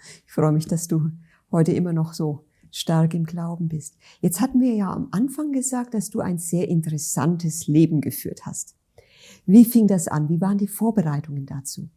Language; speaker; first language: German; native; German